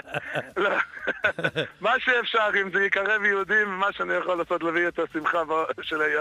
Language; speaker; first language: Hebrew; non-native, fluent; English